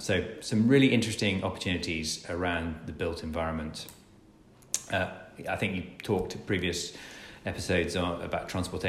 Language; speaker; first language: English; native; English